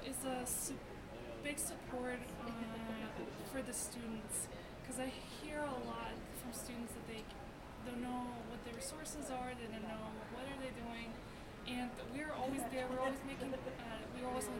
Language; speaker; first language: English; non-native, fluent; Russian